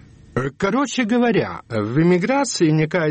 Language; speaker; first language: Russian; early bilingual, heritage; Russian